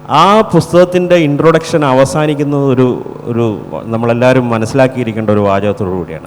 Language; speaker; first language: Malayalam; native; Malayalam